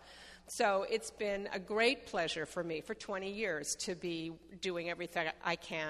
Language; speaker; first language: English; native; English